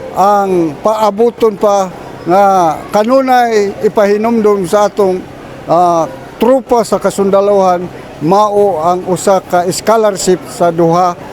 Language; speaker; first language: Cebuano; non-native, local second language; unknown